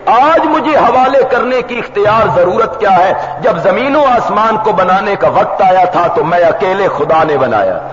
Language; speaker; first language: Urdu; non-native, local second language; Punjabi